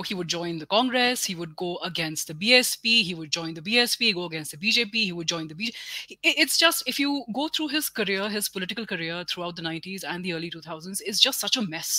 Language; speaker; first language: English; non-native, local second language; Hindi